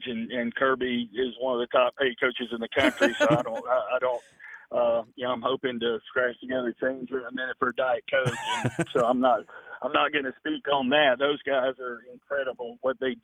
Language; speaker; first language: English; native; English